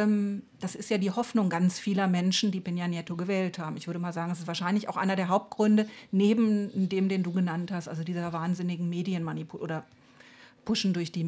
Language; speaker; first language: German; native; German